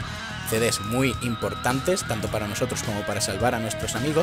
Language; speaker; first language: Spanish; native; Spanish